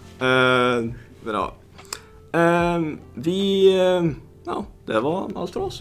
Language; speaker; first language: Swedish; early bilingual, other home language; Lithuanian